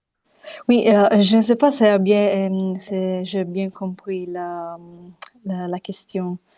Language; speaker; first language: French; non-native, fluent; Italian